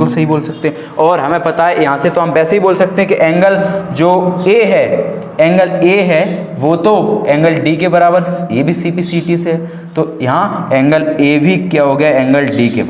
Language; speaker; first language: Hindi; native; Hindi